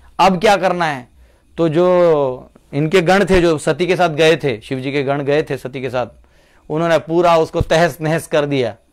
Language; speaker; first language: Hindi; non-native, local second language; Marathi